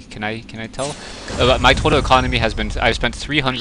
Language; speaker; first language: English; native; English